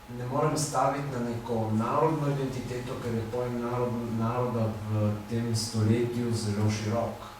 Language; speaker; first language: Slovenian; native; Slovenian